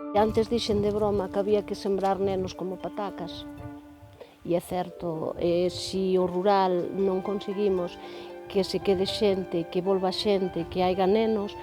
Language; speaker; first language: Galician; native; Galician